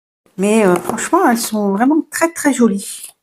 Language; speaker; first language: French; native; French